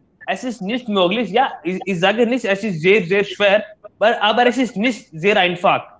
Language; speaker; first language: German; non-native, learner; Hindi